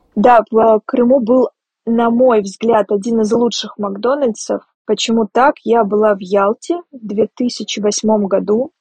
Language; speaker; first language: Russian; native; Russian